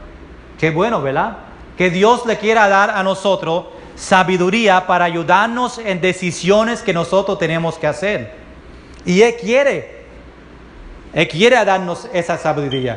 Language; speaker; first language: Spanish; early bilingual, heritage; Spanish